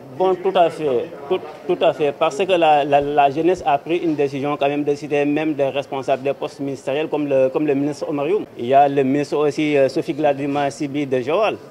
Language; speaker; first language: French; non-native, local second language; Wolof